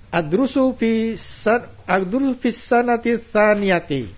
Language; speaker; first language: Arabic; non-native, learner; Indonesian